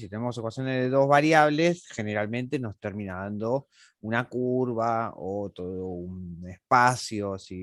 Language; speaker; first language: Spanish; native; Spanish